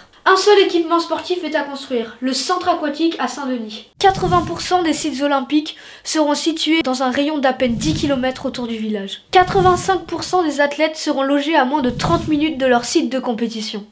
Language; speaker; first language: French; native; French